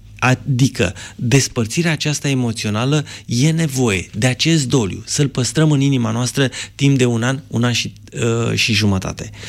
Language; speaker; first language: Romanian; native; Romanian